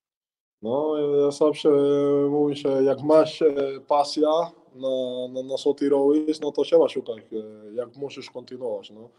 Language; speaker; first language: Polish; non-native, learner; Spanish